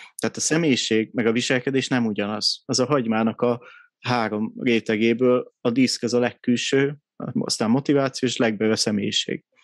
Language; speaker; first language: Hungarian; native; Hungarian